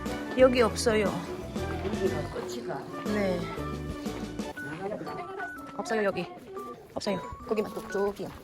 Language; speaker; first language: Korean; non-native, learner; Filipino